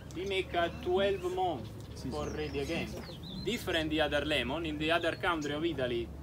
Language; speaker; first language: English; non-native, learner; Italian